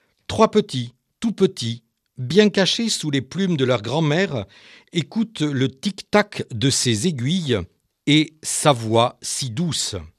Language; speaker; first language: French; native; French